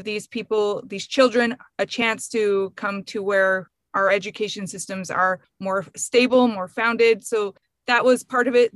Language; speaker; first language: English; native; English